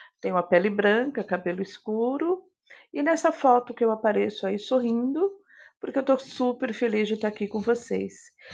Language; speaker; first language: Portuguese; native; Portuguese